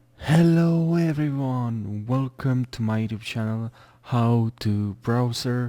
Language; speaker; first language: English; non-native, fluent; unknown